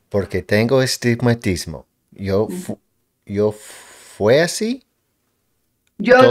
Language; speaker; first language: Spanish; non-native, learner; English